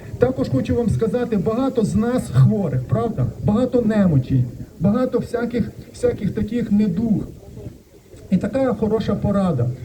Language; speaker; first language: Ukrainian; non-native, local second language; Russian